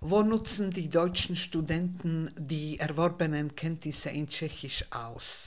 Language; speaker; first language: German; non-native, fluent; Czech